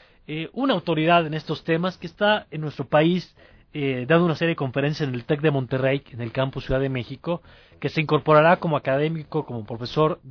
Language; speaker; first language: Spanish; native; Spanish